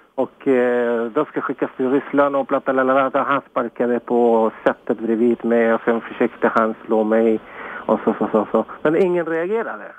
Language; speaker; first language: Swedish; non-native, fluent; Spanish